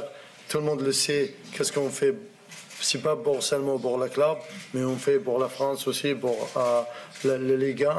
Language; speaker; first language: French; non-native, learner; Arabic